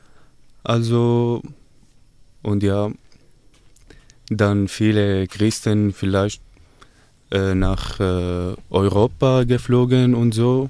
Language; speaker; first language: German; non-native, learner; Arabic